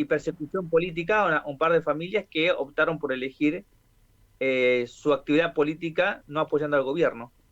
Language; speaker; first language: Spanish; native; Spanish